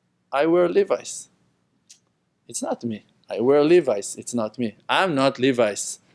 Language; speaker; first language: English; non-native, fluent; Hebrew